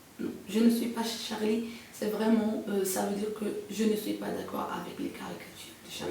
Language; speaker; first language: French; non-native, local second language; Arabic